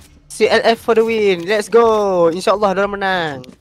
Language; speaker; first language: English; non-native, local second language; Malay